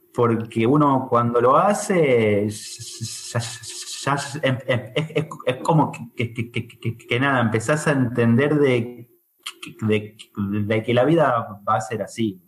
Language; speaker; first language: Spanish; native; Spanish